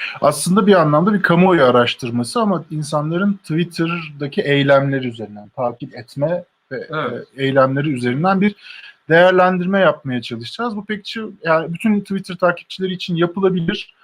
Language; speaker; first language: Turkish; native; Turkish